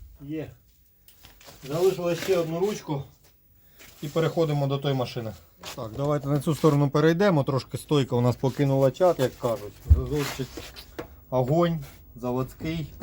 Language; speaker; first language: Ukrainian; native; Ukrainian